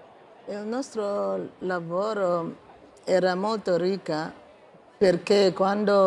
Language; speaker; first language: Italian; non-native, fluent; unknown